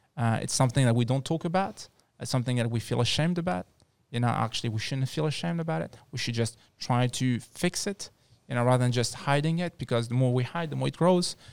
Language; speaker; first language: English; non-native, fluent; French